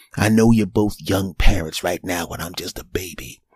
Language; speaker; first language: English; native; English